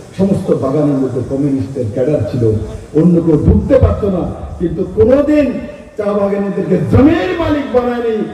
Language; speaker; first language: Bangla; native; Bangla